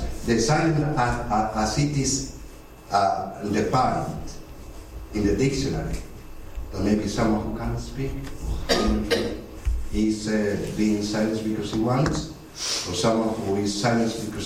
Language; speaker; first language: English; non-native, fluent; Spanish